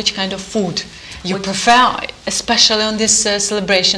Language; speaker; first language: English; non-native, learner; Ukrainian